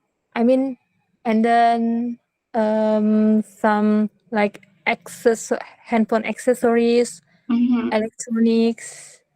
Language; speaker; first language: English; non-native, learner; Indonesian